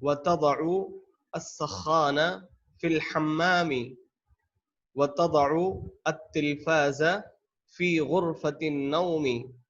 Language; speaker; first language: Arabic; non-native, fluent; Urdu